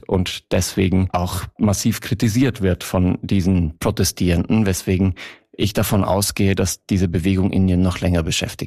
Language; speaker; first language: German; native; German